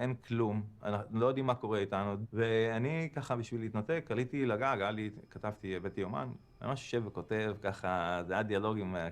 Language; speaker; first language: Hebrew; native; Hebrew